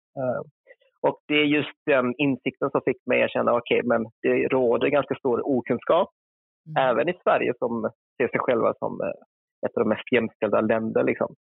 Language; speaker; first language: Swedish; early bilingual, other home language; Vietnamese